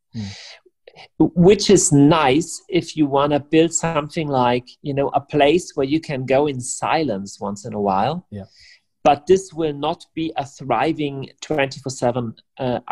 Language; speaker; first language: English; non-native, fluent; German